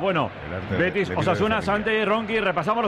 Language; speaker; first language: Spanish; native; Spanish